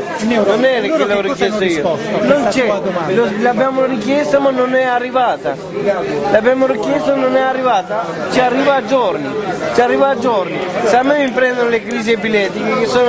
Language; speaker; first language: Italian; non-native, fluent; Albanian